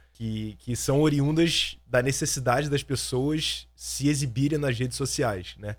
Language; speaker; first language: Portuguese; native; Portuguese